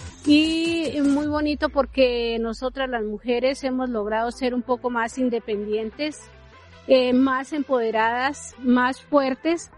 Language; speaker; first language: Spanish; native; Spanish